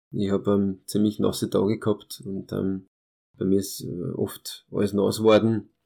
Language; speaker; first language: German; early bilingual, other home language; Hungarian